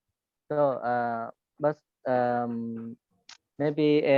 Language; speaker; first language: English; non-native, learner; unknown